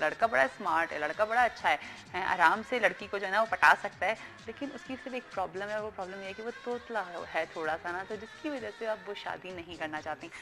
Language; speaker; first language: Urdu; native; Urdu